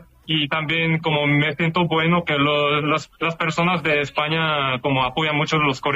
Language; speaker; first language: Spanish; non-native, fluent; Korean